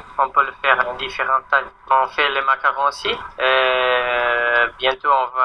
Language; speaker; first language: French; non-native, learner; Portuguese